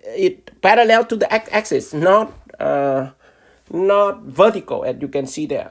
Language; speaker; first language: English; non-native, fluent; Vietnamese